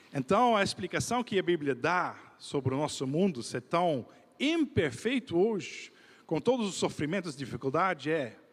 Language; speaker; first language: Portuguese; non-native, fluent; Dutch